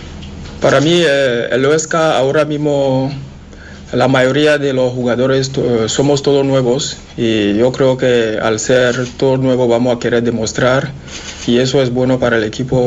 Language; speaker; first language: Spanish; non-native, fluent; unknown